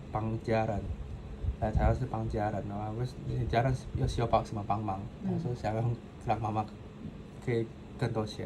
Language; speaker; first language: Chinese; non-native, fluent; Indonesian